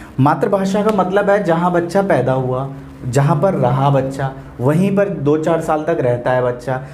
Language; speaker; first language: Hindi; non-native, local second language; Maithili